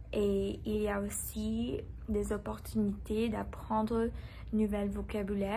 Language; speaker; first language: French; non-native, learner; English